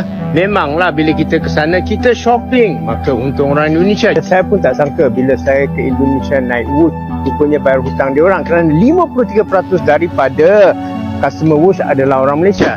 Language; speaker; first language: Malay; native; Malay